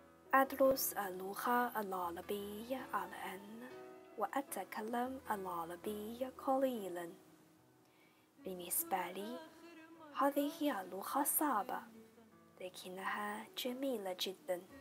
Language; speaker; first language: Arabic; non-native, learner; Chinese